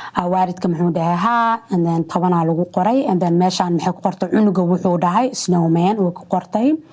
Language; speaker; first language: Somali; early bilingual, heritage; Somali